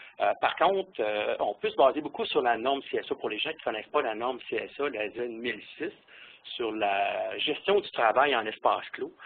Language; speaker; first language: French; native; French